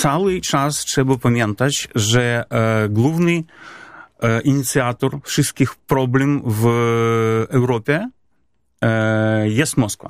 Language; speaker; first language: Polish; non-native, fluent; Belarusian